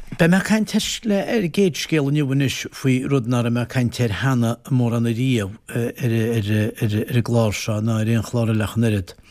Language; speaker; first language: Irish; native; Irish